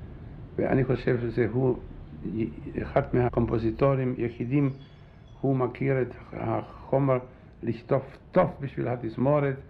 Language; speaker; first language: Hebrew; non-native, fluent; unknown